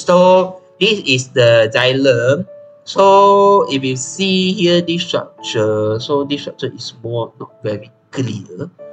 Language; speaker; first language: English; non-native, local second language; Chinese